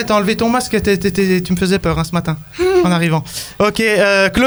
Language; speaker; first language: French; native; French